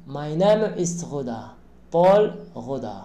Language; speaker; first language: German; non-native, learner; Arabic